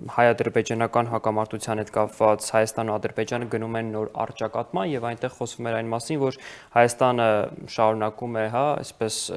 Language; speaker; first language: Armenian; native; Armenian